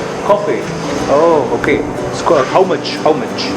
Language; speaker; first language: English; non-native, learner; Hindi